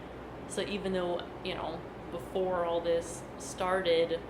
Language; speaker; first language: English; native; English